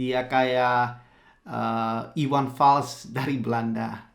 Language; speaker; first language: Indonesian; early bilingual, heritage; Dutch